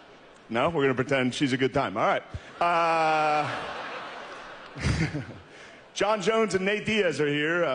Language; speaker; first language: English; native; English